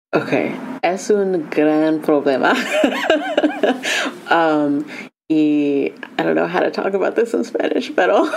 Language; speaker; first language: Spanish; non-native, learner; English